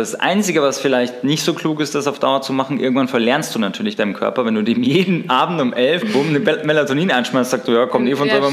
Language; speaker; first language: German; native; German